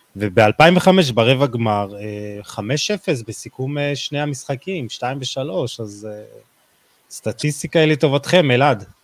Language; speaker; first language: Hebrew; native; Hebrew